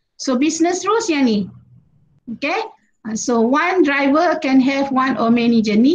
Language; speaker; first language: English; non-native, local second language; Malay